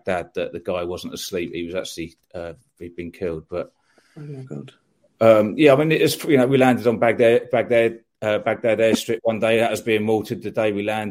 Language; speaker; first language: English; native; English